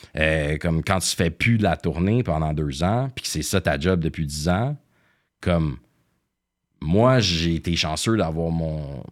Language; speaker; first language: French; native; French